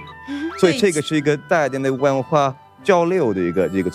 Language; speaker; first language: Chinese; non-native, fluent; Swedish